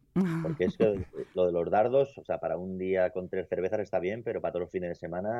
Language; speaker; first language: Spanish; native; Spanish